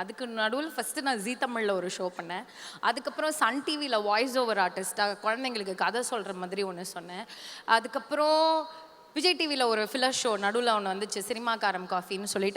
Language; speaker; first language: Tamil; native; Tamil